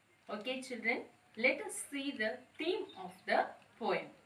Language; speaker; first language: English; non-native, local second language; Tamil